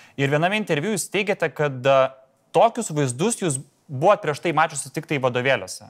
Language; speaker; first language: Lithuanian; native; Lithuanian